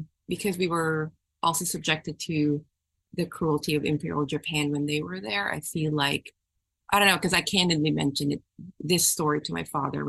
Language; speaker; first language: English; non-native, local second language; Filipino